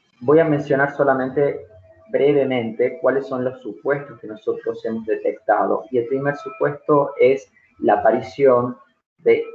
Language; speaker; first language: Spanish; native; Spanish